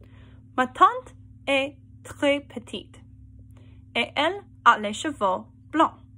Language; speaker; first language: French; non-native, learner; English